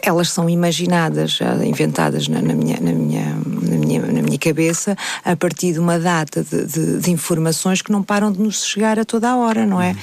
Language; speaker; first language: Portuguese; native; Portuguese